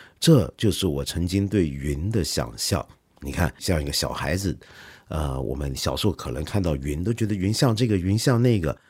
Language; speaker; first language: Chinese; non-native, local second language; Cantonese